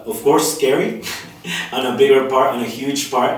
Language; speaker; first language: English; non-native, fluent; Spanish